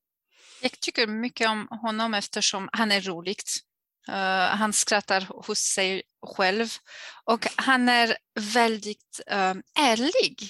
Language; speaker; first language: Swedish; non-native, fluent; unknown